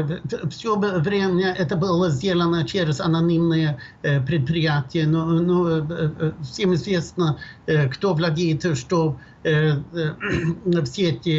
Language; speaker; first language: Russian; non-native, fluent; Swedish